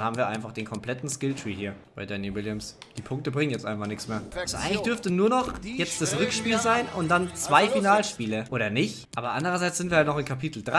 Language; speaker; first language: German; native; German